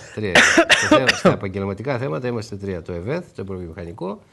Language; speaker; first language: Greek; native; Greek